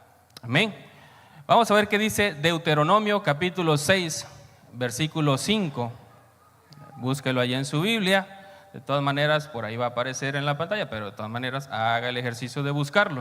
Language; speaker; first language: Spanish; native; Spanish